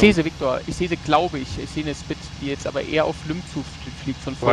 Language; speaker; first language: German; native; German